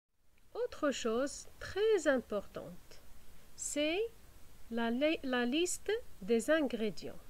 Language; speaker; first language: French; non-native, fluent; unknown